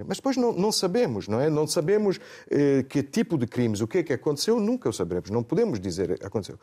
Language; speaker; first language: Portuguese; non-native, fluent; Italian